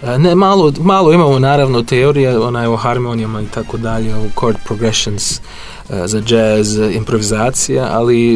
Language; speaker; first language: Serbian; non-native, fluent; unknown